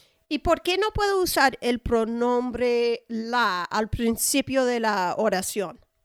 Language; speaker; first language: Spanish; non-native, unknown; English